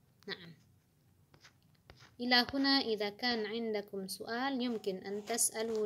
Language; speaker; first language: Arabic; non-native, fluent; Indonesian